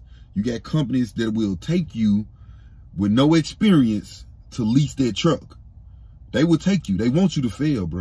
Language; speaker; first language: English; native; English